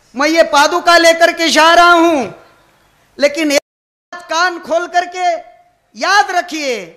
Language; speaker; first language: Hindi; non-native, local second language; Marathi